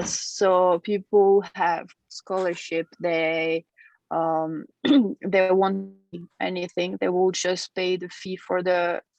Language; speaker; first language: English; non-native, fluent; French